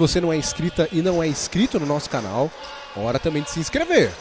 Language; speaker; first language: Portuguese; native; Portuguese